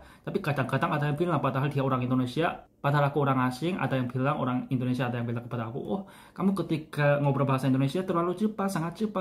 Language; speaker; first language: Indonesian; non-native, fluent; Korean